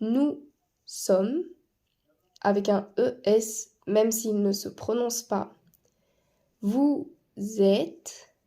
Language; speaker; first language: French; non-native, fluent; Spanish